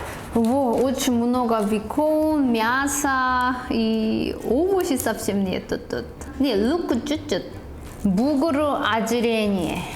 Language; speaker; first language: Russian; non-native, learner; Korean